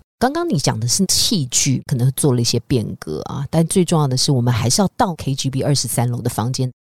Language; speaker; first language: Chinese; native; Chinese